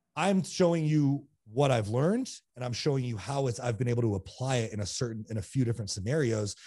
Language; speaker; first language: English; native; English